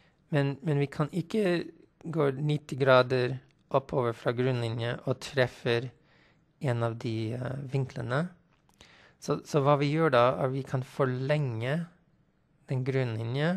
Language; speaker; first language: Norwegian; non-native, fluent; English